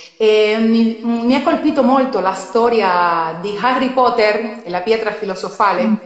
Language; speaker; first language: Italian; non-native, fluent; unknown